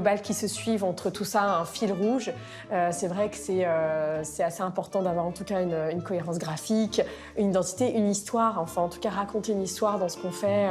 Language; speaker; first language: French; native; French